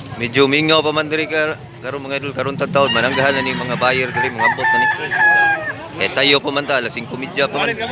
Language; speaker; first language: Cebuano; native; Cebuano